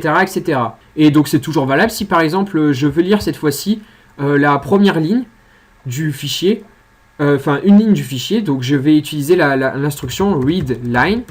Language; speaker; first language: French; native; French